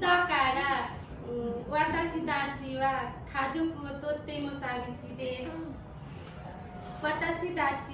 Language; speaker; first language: Japanese; non-native, learner; Nepali